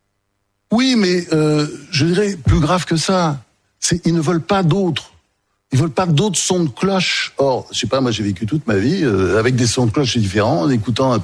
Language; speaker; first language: French; native; French